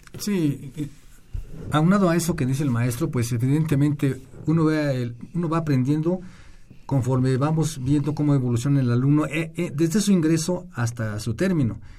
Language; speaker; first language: Spanish; native; Spanish